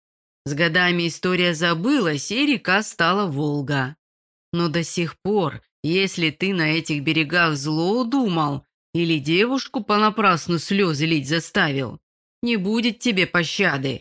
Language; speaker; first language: Russian; native; Russian